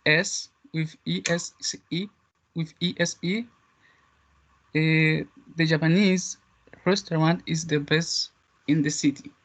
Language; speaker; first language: English; non-native, learner; Spanish